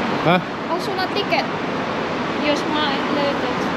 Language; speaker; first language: Finnish; non-native, learner; Indonesian